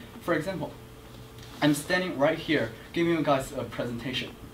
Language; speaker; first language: English; non-native, fluent; Chinese